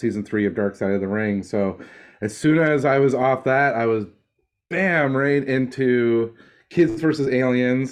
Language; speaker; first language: English; native; English